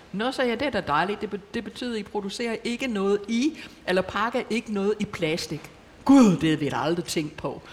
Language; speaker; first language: Danish; non-native, fluent; English